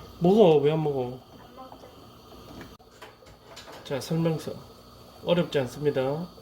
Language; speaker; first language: Korean; native; Korean